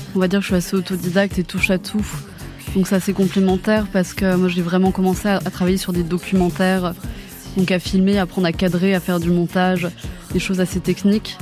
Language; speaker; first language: French; native; French